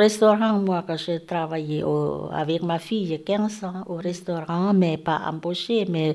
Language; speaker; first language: French; non-native, learner; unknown